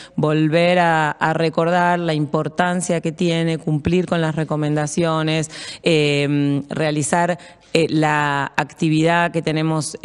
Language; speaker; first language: Spanish; native; Spanish